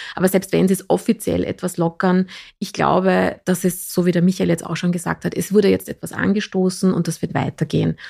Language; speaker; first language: German; early bilingual, other home language; Persian